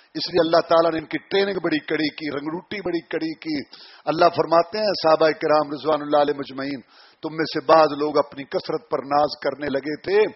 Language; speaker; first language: Urdu; non-native, local second language; Punjabi